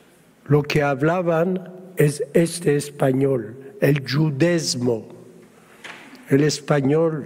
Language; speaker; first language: Spanish; early bilingual, heritage; Spanish